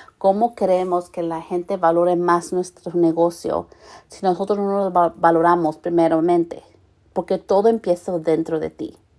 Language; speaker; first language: Spanish; early bilingual, heritage; Spanish